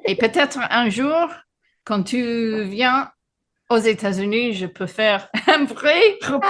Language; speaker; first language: French; non-native, fluent; English